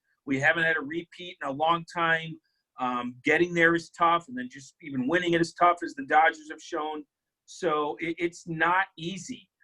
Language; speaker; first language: English; native; English